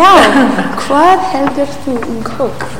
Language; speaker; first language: Icelandic; non-native, learner; English